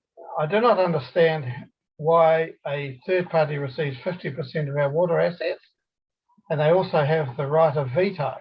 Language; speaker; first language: English; native; English